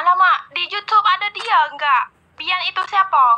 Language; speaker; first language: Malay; non-native, learner; Vietnamese